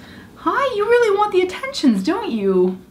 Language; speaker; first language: English; native; English